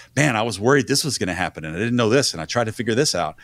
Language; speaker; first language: English; native; English